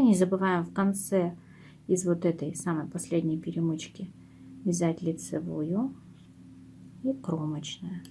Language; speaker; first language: Russian; native; Russian